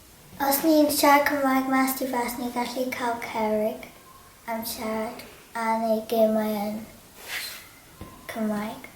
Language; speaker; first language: Welsh; non-native, local second language; English